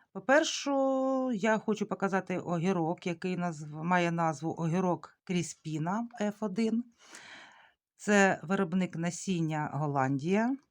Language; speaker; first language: Ukrainian; native; Ukrainian